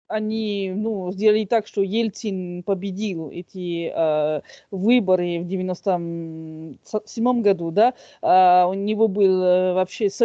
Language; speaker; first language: Russian; non-native, fluent; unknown